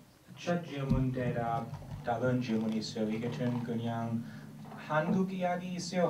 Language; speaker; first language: Korean; non-native, learner; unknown